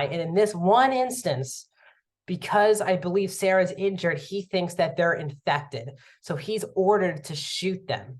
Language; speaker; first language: English; native; English